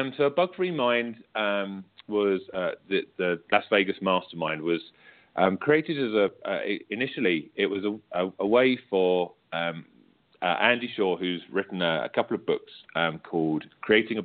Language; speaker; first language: English; native; English